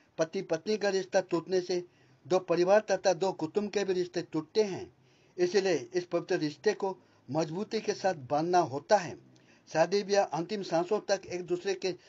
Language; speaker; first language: Hindi; non-native, local second language; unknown